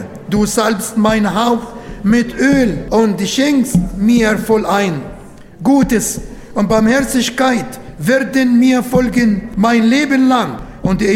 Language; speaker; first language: German; non-native, learner; Arabic